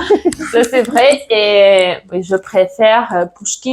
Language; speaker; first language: French; non-native, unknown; Russian